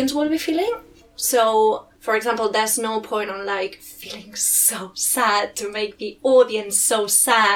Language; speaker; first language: English; non-native, fluent; Spanish